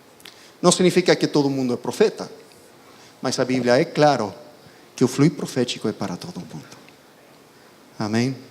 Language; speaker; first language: Portuguese; non-native, fluent; Spanish